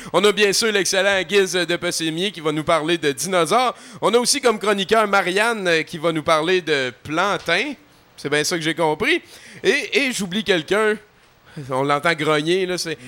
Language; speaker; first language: French; native; French